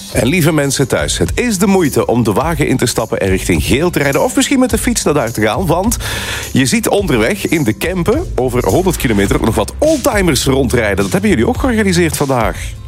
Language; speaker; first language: Dutch; native; Dutch